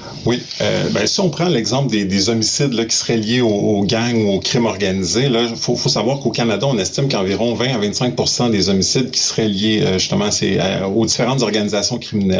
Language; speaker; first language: French; native; French